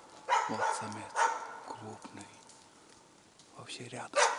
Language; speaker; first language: Russian; native; Russian